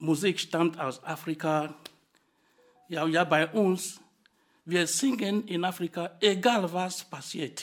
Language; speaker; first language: German; non-native, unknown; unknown